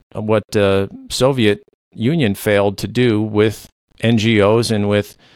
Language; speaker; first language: English; non-native, fluent; Low German